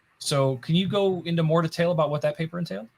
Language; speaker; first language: English; native; English